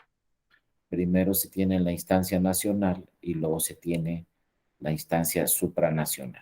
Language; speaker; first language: Spanish; native; Spanish